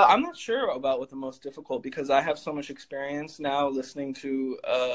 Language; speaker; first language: English; native; English